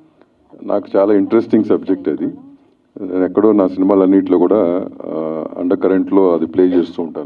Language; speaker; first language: Telugu; native; Telugu